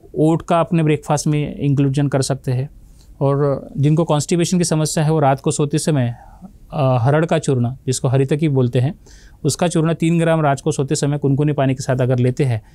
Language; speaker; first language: Hindi; non-native, local second language; Marathi